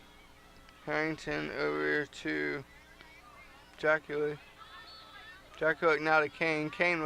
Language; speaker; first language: English; native; English